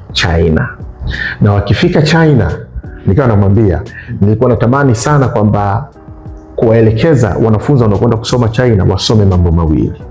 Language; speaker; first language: Swahili; native; Swahili